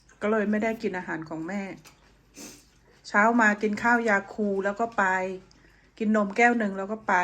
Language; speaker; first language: Thai; native; Thai